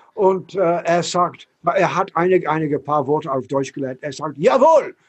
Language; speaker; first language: German; non-native, learner; English